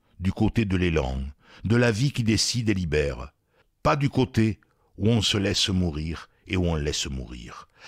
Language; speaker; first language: French; native; French